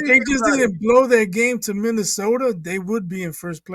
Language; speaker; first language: English; native; English